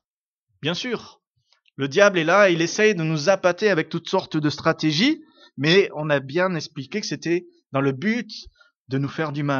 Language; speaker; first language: French; native; French